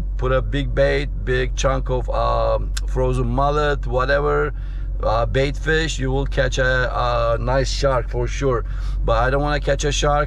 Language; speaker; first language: English; native; English